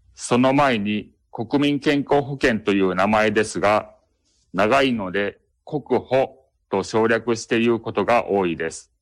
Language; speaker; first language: Japanese; native; Japanese